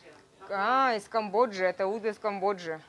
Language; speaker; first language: Russian; native; Russian